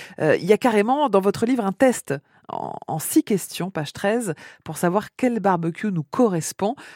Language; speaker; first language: French; native; French